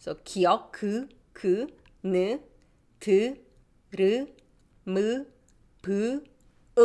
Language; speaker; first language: Korean; non-native, fluent; English